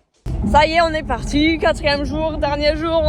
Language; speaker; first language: French; native; French